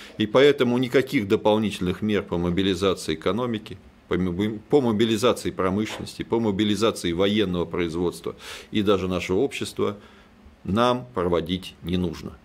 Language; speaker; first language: Russian; native; Russian